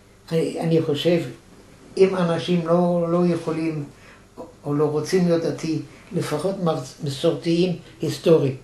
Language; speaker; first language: Hebrew; non-native, fluent; German